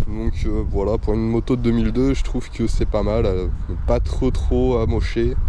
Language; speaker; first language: French; native; French